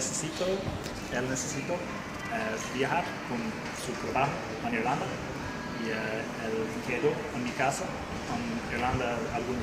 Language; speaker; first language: Spanish; non-native, learner; English